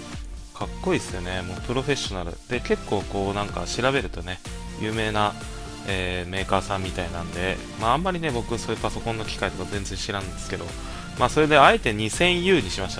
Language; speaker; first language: Japanese; native; Japanese